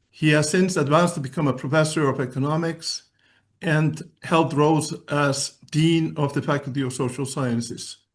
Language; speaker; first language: English; non-native, fluent; Icelandic